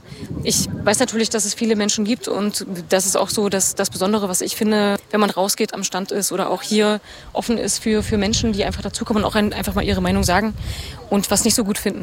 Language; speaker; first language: German; native; German